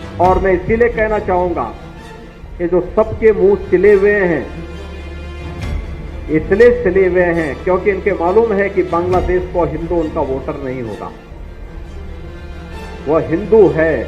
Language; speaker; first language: Hindi; native; Hindi